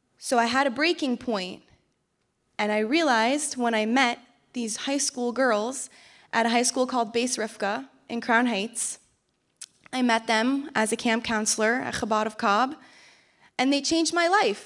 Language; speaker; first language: English; native; English